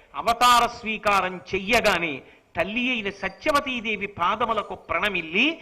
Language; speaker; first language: Telugu; native; Telugu